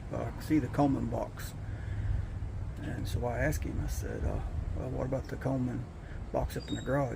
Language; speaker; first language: English; native; English